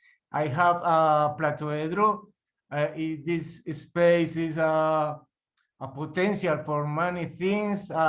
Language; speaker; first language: English; non-native, learner; Spanish